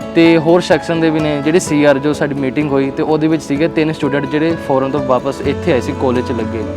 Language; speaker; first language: Punjabi; native; Punjabi